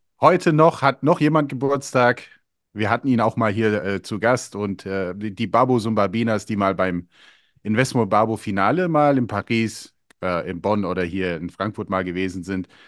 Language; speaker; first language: German; early bilingual, other home language; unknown